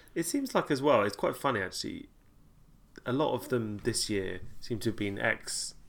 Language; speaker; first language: English; native; English